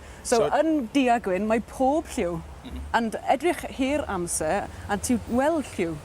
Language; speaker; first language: Welsh; non-native, local second language; English